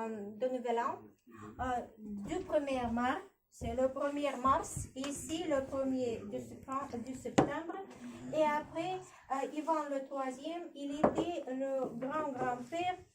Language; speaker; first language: French; non-native, learner; Russian